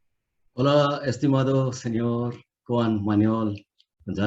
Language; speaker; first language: Spanish; non-native, learner; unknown